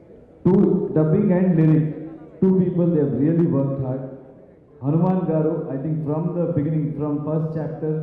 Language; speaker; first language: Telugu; non-native, learner; Kannada